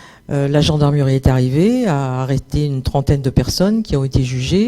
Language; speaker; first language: French; native; French